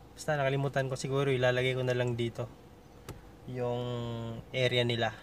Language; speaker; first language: Filipino; non-native, local second language; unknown